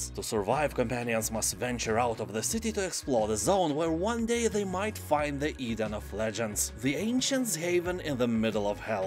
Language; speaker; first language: English; non-native, fluent; Lithuanian